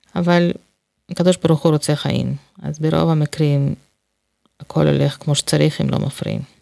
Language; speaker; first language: Hebrew; non-native, fluent; Russian